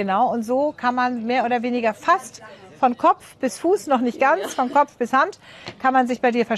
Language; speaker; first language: German; native; German